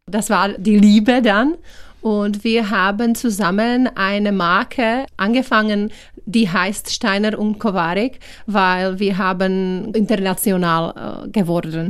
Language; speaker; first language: German; non-native, learner; Czech